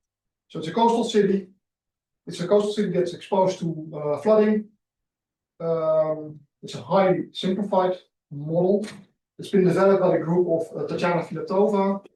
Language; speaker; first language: English; non-native, fluent; Dutch